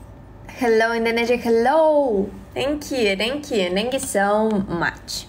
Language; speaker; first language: English; non-native, learner; Russian